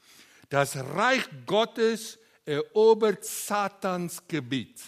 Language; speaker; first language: German; non-native, learner; Afrikaans